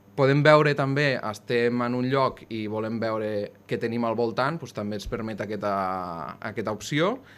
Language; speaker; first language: Catalan; native; Catalan